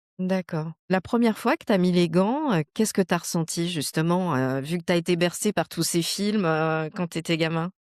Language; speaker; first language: French; native; French